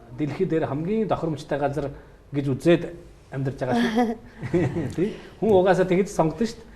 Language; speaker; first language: Mongolian; native; Mongolian